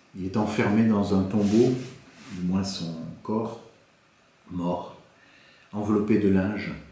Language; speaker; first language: French; native; French